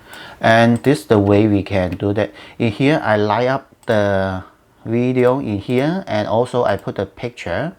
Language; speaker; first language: English; non-native, learner; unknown